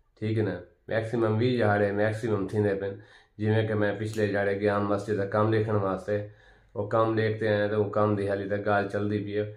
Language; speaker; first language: Punjabi; non-native, local second language; Saraiki